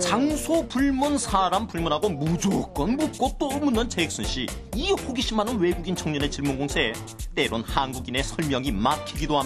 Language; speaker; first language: Korean; native; Korean